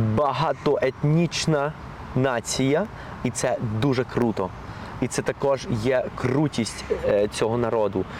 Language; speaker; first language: Ukrainian; non-native, fluent; Spanish